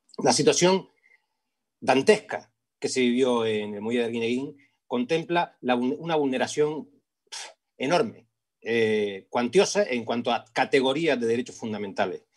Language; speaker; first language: Spanish; native; Spanish